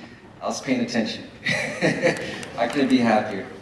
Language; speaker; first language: English; native; English